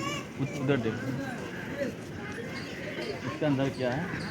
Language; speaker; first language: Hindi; non-native, local second language; Assamese